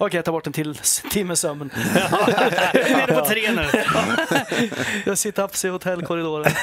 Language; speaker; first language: Swedish; native; Swedish